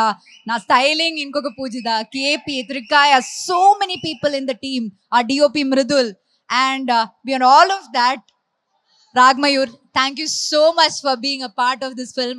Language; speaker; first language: Telugu; non-native, fluent; Malayalam